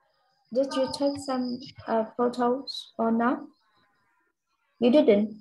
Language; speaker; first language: English; non-native, learner; Vietnamese